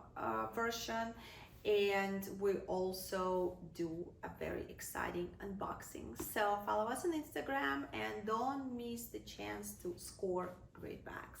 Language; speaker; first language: English; non-native, fluent; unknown